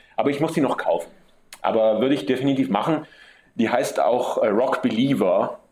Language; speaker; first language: German; early bilingual, heritage; German